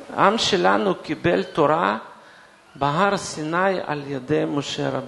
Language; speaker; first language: Hebrew; non-native, fluent; Russian